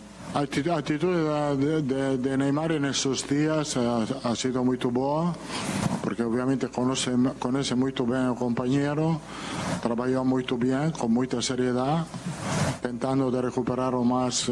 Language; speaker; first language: Portuguese; non-native, fluent; Italian